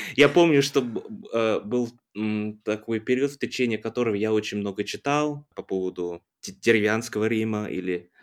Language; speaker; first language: Russian; non-native, fluent; English